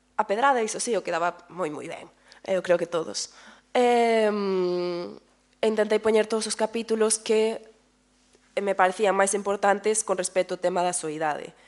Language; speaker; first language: Galician; native; Galician